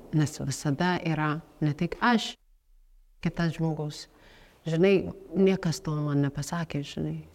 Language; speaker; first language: Lithuanian; non-native, fluent; Amharic